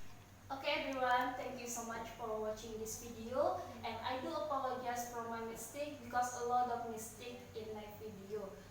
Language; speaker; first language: English; non-native, learner; Indonesian